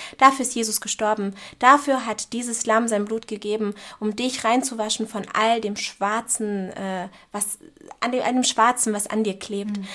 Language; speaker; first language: German; native; German